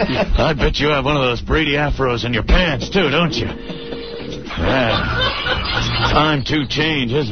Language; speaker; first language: English; native; English